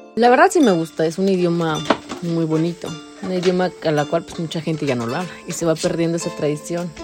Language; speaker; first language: Spanish; non-native, local second language; Nahuatl languages